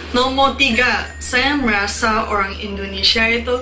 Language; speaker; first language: Indonesian; non-native, fluent; Min Nan Chinese